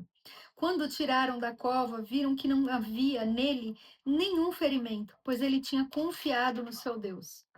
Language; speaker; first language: Portuguese; native; Portuguese